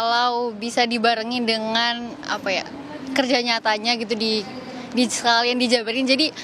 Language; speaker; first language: Indonesian; native; Indonesian